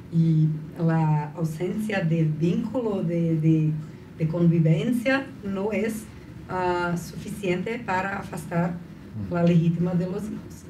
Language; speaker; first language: Spanish; non-native, fluent; Portuguese